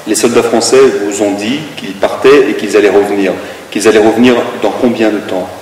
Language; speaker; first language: French; native; French